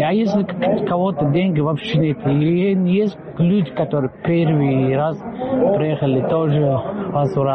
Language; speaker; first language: Russian; non-native, learner; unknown